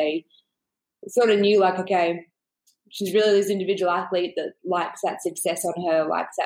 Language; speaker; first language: English; native; English